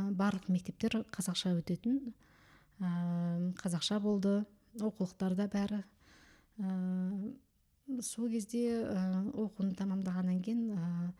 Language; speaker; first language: Kazakh; early bilingual, heritage; Kazakh